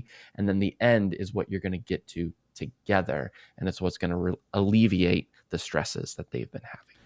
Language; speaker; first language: English; native; English